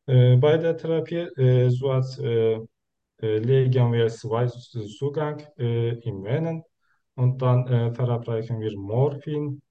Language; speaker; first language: German; non-native, learner; Turkish